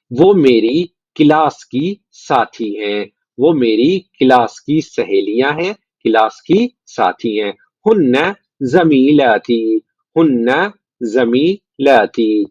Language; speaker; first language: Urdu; native; Urdu